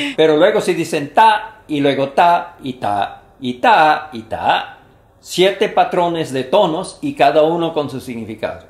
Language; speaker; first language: Spanish; non-native, fluent; English